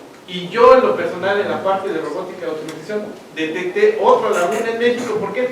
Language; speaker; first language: Spanish; native; Spanish